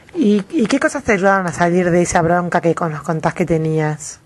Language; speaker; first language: Spanish; native; Spanish